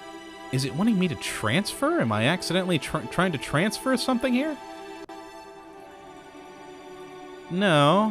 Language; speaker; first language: English; native; English